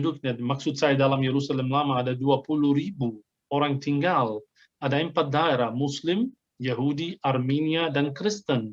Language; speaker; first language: Indonesian; non-native, fluent; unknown